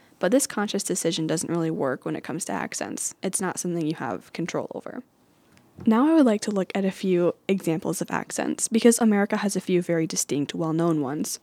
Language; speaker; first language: English; native; English